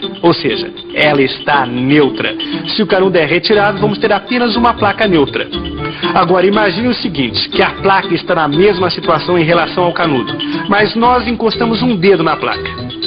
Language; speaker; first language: Portuguese; native; Portuguese